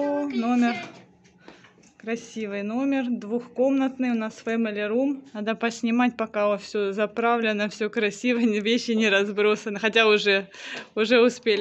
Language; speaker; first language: Russian; native; Russian